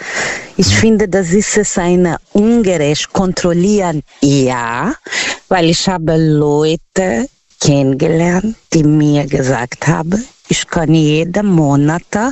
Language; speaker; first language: German; non-native, learner; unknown